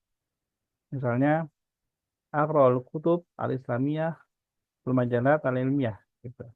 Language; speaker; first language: Arabic; non-native, fluent; Indonesian